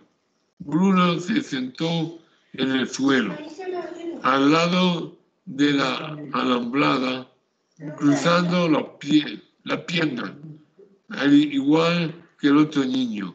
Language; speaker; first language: Spanish; native; Spanish